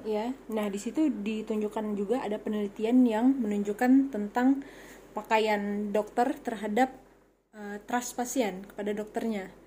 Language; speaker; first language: Indonesian; native; Indonesian